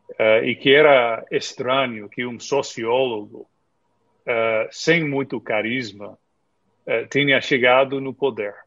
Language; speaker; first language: Portuguese; non-native, fluent; English